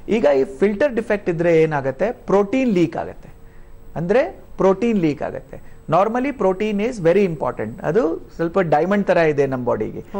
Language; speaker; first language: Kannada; non-native, learner; Hindi